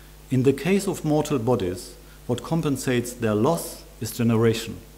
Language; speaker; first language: English; non-native, fluent; German